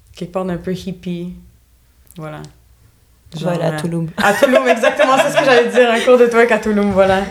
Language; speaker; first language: French; native; French